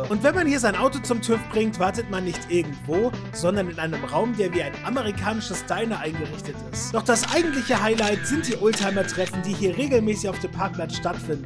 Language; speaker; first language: German; native; German